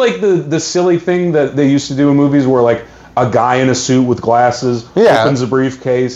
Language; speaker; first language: English; native; English